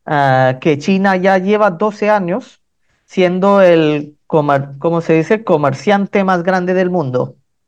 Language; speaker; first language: Spanish; non-native, fluent; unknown